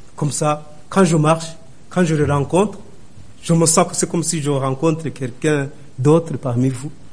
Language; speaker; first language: French; non-native, local second language; Rundi